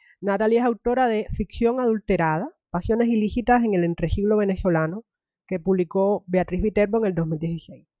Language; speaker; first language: Spanish; native; Spanish